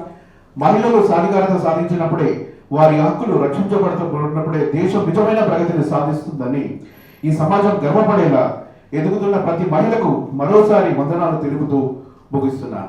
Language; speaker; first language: Telugu; native; Telugu